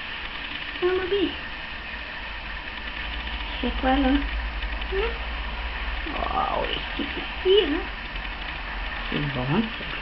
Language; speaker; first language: French; native; French